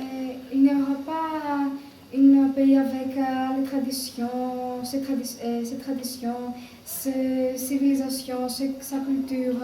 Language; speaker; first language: French; non-native, learner; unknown